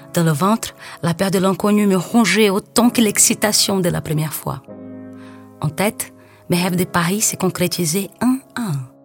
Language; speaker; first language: French; non-native, fluent; Portuguese